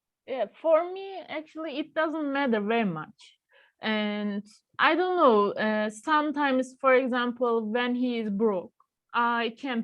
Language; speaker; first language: English; non-native, learner; Turkish